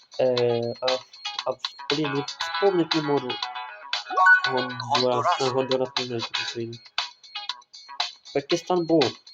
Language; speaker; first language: Russian; non-native, local second language; Ukrainian